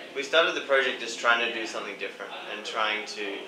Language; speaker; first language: English; native; English